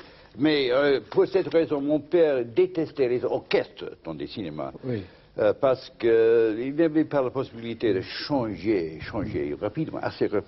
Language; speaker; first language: French; non-native, fluent; English